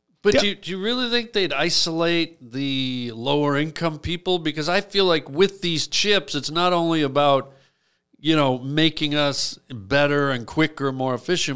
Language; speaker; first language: English; native; English